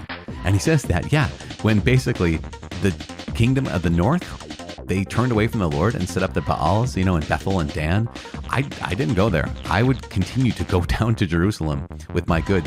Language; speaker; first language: English; native; English